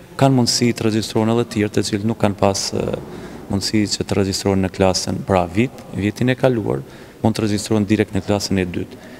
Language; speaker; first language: Albanian; native; Albanian